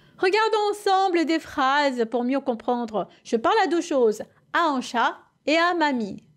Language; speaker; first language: French; non-native, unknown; Korean